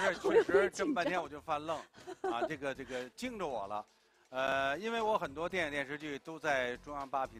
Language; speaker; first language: Chinese; native; Chinese